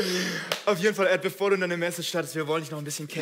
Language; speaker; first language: German; native; German